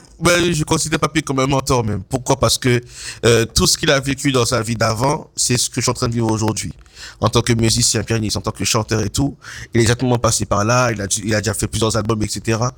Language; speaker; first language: French; non-native, local second language; Haitian Creole